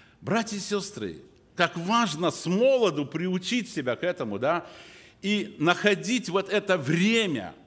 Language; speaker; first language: Russian; native; Russian